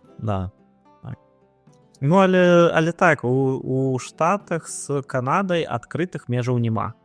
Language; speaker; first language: Belarusian; non-native, local second language; Russian